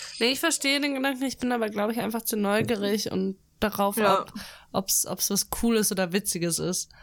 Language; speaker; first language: German; early bilingual, other home language; Russian